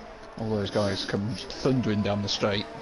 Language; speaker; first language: English; native; English